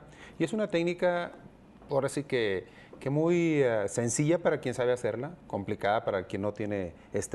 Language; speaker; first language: Spanish; native; Spanish